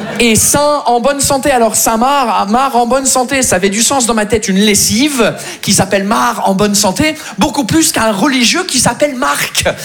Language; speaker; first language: French; non-native, fluent; English